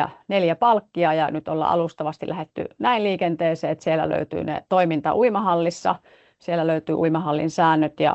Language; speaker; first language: Finnish; native; Finnish